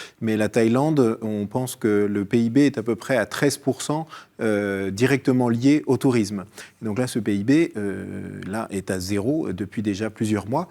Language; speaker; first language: French; native; French